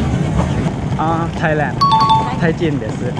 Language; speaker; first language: Japanese; non-native, learner; Thai